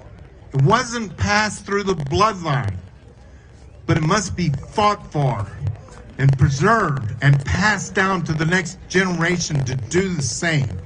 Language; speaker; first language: English; native; English